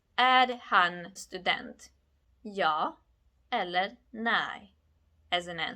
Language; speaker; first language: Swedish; non-native, fluent; Georgian